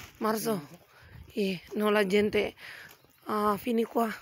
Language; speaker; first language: Italian; non-native, learner; Indonesian